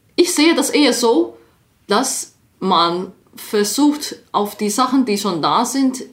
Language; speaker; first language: German; non-native, fluent; Chinese